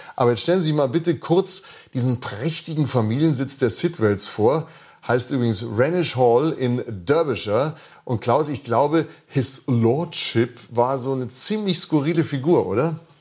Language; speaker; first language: German; native; German